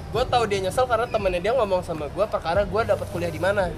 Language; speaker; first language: Indonesian; native; Indonesian